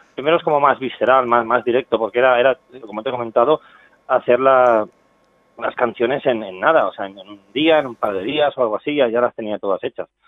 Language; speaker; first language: Spanish; non-native, local second language; Catalan